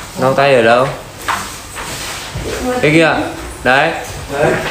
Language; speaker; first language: Vietnamese; native; Vietnamese